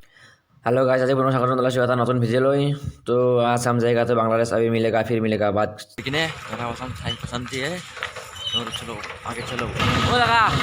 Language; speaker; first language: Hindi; non-native, local second language; Assamese